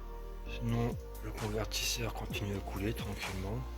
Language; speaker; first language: French; native; French